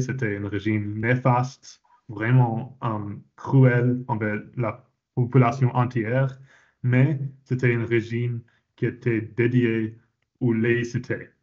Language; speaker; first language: French; non-native, fluent; English